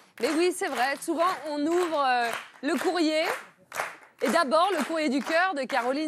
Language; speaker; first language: French; native; French